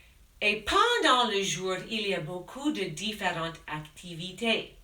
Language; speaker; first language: French; non-native, fluent; English